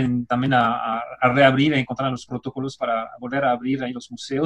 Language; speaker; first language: Spanish; native; Spanish